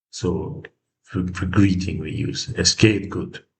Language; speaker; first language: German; non-native, fluent; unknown